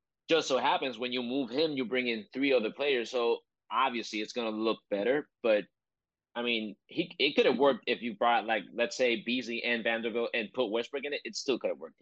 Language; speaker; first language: English; non-native, local second language; Spanish